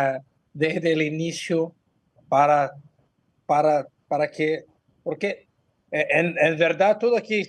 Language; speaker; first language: Spanish; non-native, fluent; Portuguese